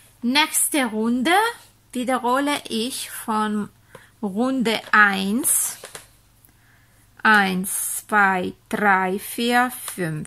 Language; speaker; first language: German; non-native, fluent; Italian